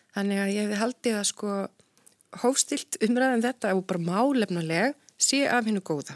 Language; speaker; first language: Icelandic; native; Icelandic